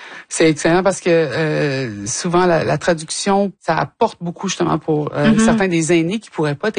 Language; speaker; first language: French; native; French